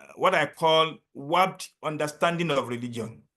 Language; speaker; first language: English; non-native, local second language; Yoruba